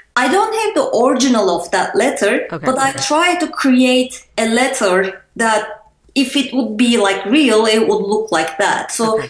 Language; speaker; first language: English; non-native, fluent; Turkish